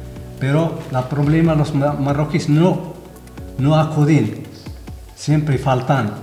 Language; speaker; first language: Spanish; non-native, fluent; Arabic